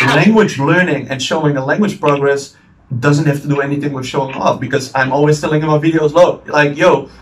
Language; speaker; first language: English; non-native, fluent; Dutch